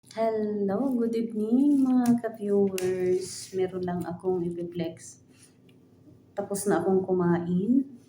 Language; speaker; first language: Filipino; native; Filipino